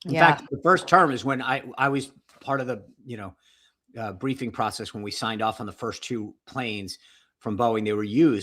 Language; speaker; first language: English; native; English